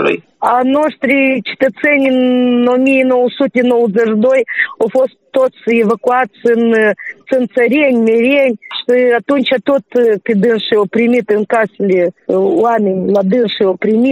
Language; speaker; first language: Romanian; non-native, local second language; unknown